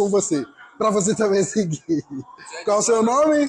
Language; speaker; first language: Portuguese; non-native, fluent; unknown